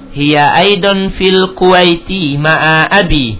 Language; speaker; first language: Arabic; non-native, fluent; Indonesian